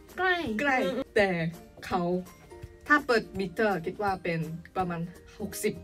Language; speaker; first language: Thai; non-native, learner; Korean